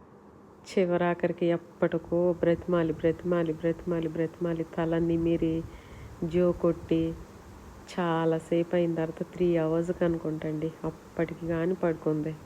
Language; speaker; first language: Telugu; native; Telugu